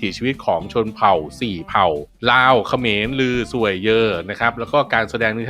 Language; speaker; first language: Thai; native; Thai